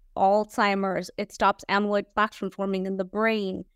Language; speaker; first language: English; native; English